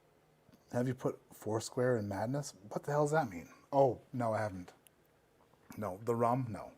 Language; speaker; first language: English; native; English